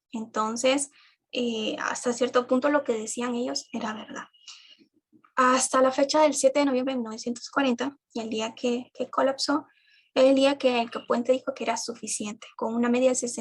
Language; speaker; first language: Spanish; native; Spanish